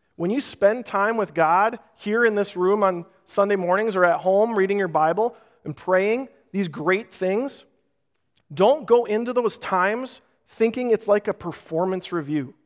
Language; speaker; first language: English; native; English